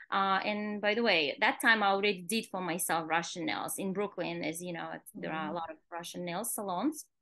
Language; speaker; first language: English; non-native, fluent; Kazakh